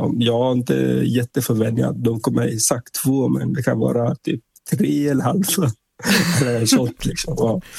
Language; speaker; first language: Swedish; non-native, fluent; Vietnamese